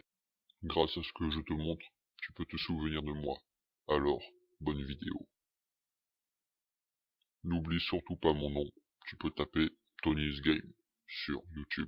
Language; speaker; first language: French; native; French